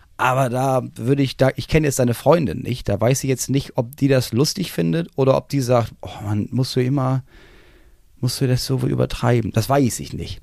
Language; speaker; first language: German; native; German